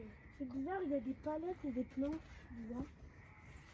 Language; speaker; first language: French; native; French